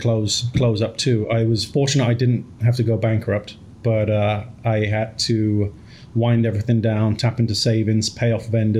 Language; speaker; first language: English; native; English